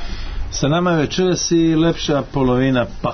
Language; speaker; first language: Serbian; native; Serbian